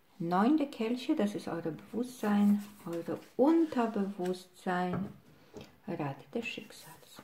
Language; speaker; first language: German; non-native, fluent; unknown